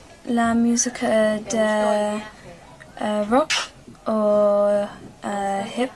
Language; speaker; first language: Spanish; non-native, learner; English